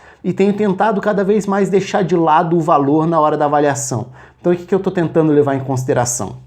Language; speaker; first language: Portuguese; native; Portuguese